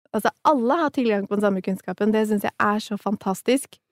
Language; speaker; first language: Norwegian; early bilingual, other home language; Somali